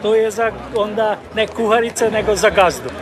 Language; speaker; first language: Serbian; native; Serbian